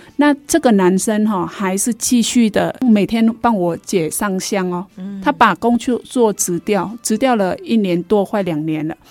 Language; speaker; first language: Chinese; non-native, fluent; Vietnamese